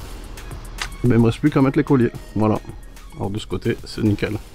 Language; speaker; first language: French; native; French